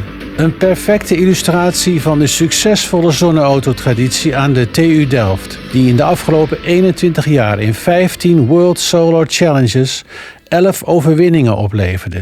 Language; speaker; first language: Dutch; native; Dutch